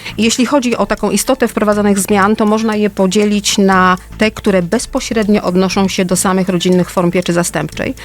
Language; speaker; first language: Polish; native; Polish